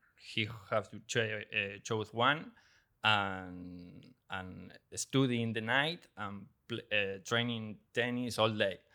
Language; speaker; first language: English; non-native, learner; Spanish